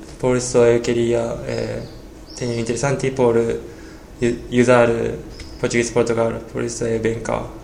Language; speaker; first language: Portuguese; non-native, learner; Japanese